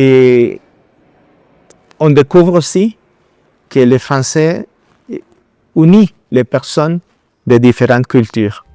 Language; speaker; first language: French; non-native, fluent; Spanish